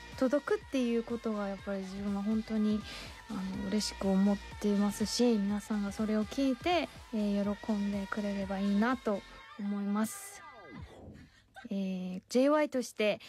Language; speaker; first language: Japanese; non-native, fluent; Korean